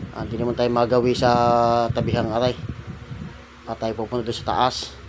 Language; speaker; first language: Filipino; native; Filipino